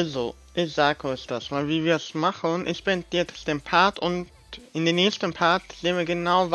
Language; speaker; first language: German; native; German